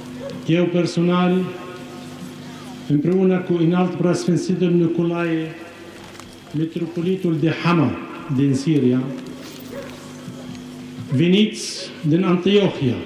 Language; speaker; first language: Romanian; non-native, fluent; Arabic